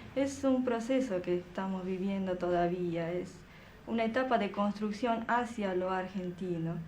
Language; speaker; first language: Spanish; native; Spanish